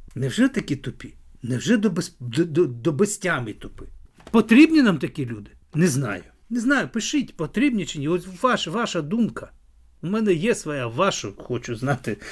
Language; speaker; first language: Ukrainian; native; Ukrainian